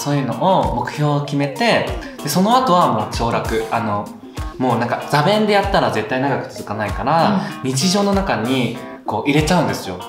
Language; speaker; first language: Japanese; early bilingual, other home language; Korean